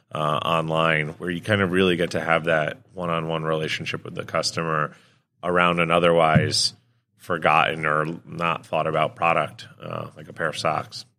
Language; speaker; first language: English; native; English